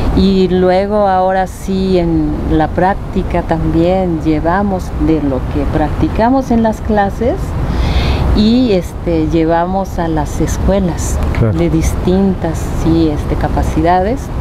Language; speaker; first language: Spanish; non-native, fluent; Japanese